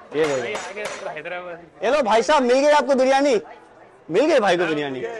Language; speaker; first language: Hindi; non-native, local second language; Urdu